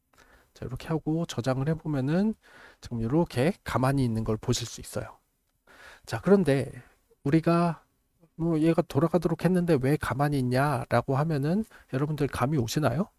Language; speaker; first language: Korean; native; Korean